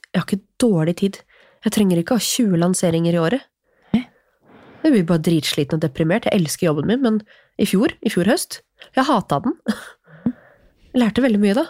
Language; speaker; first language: Norwegian; native; Norwegian